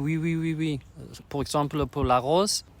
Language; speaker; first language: French; non-native, learner; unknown